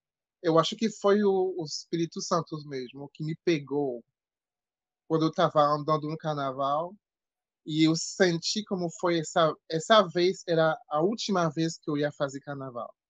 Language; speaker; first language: Portuguese; non-native, fluent; French